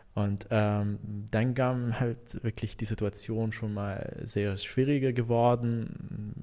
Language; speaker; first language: German; non-native, fluent; Arabic